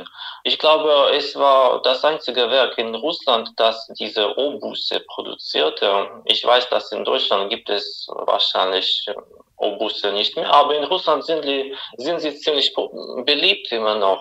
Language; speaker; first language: German; non-native, fluent; Russian